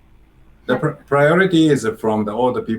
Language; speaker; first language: English; non-native, learner; Japanese